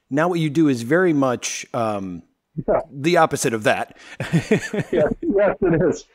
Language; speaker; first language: English; native; English